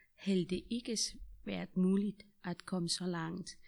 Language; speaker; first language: Danish; non-native, fluent; Persian